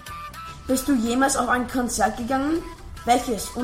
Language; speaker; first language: German; non-native, learner; English